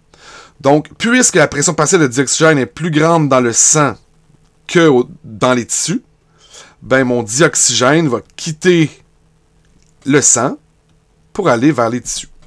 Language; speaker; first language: French; native; French